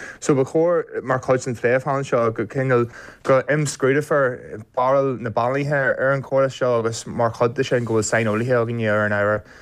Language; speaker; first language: Irish; native; Irish